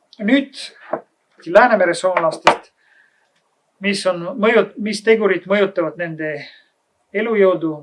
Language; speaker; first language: Estonian; non-native, fluent; Bulgarian